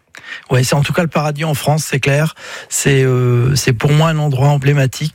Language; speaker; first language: French; native; French